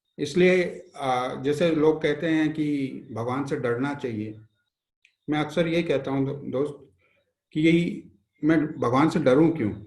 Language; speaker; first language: Hindi; non-native, local second language; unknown